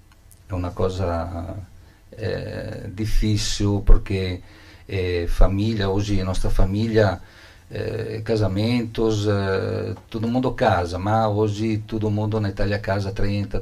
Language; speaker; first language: Portuguese; non-native, learner; Italian